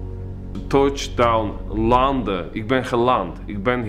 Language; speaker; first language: Dutch; non-native, fluent; Georgian